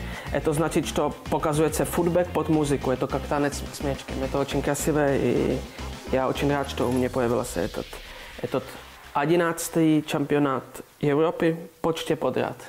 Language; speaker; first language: Russian; non-native, learner; Czech